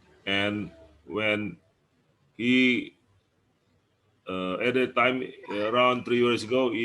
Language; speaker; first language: English; non-native, learner; Indonesian